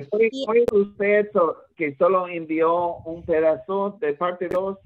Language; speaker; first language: Spanish; non-native, fluent; English